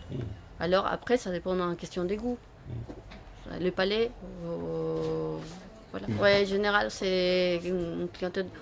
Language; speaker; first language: French; non-native, fluent; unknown